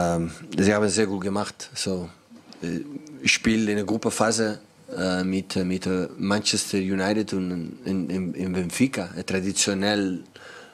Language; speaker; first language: German; non-native, learner; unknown